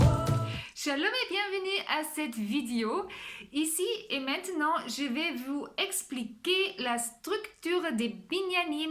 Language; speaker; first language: French; non-native, fluent; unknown